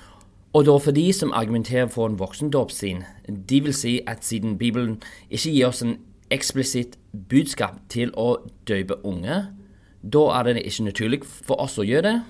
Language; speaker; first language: Norwegian; non-native, fluent; English